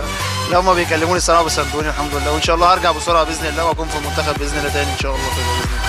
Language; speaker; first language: Arabic; native; Arabic